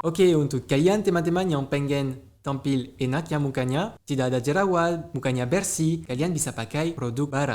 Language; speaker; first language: Indonesian; non-native, fluent; French